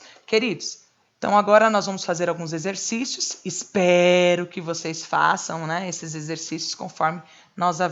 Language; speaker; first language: Portuguese; native; Portuguese